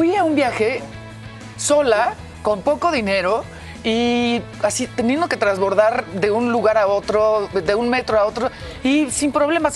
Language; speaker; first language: Spanish; native; Spanish